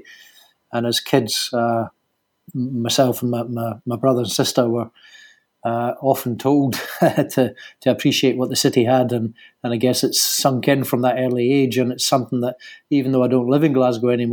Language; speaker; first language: English; native; English